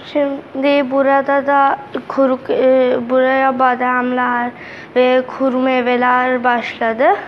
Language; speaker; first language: Turkish; non-native, learner; Urdu